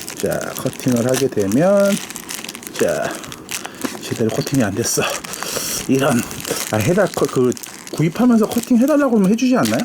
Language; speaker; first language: Korean; native; Korean